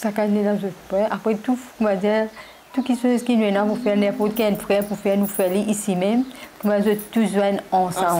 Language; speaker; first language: French; non-native, learner; Morisyen